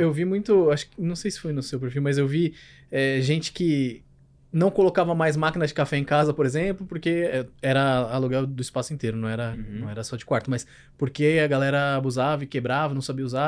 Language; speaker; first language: Portuguese; native; Portuguese